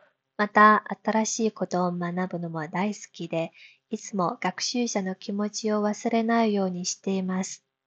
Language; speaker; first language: Japanese; non-native, fluent; Chinese